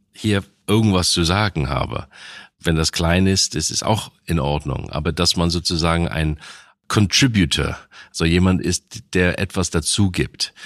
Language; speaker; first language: German; non-native, fluent; English